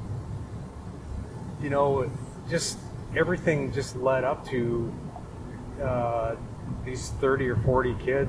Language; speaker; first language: English; native; English